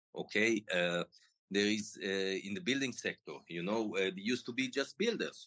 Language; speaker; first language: English; non-native, fluent; Hebrew